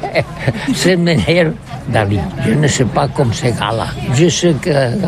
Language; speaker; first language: French; non-native, learner; Catalan